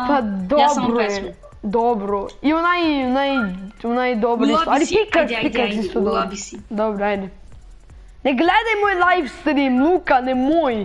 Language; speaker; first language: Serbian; early bilingual, heritage; Serbian